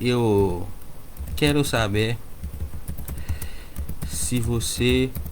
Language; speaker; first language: Portuguese; non-native, learner; Haitian Creole